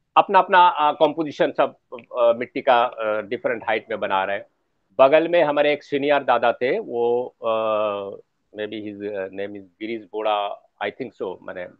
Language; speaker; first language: Hindi; non-native, local second language; Bangla